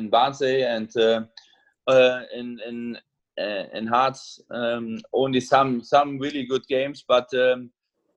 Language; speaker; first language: English; non-native, learner; German